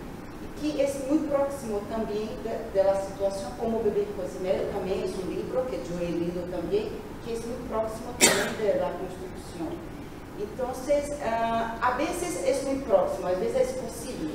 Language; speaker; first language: Spanish; non-native, learner; Portuguese